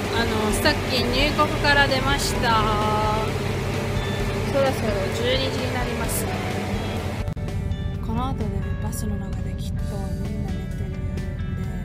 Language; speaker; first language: Japanese; non-native, learner; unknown